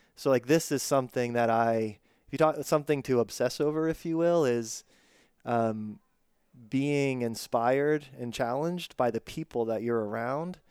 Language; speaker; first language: English; native; English